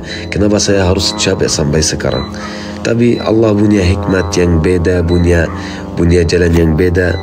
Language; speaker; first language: Indonesian; non-native, fluent; Arabic